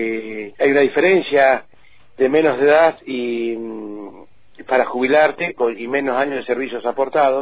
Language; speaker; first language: Spanish; native; Spanish